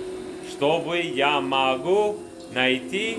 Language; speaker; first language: Russian; non-native, learner; English